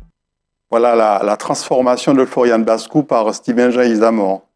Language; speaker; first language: French; native; French